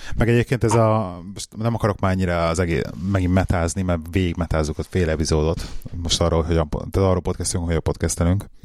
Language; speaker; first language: Hungarian; native; Hungarian